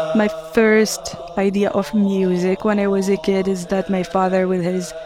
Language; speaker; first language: English; non-native, fluent; Arabic